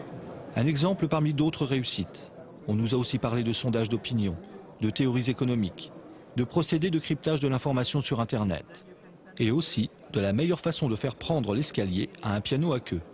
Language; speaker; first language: French; native; French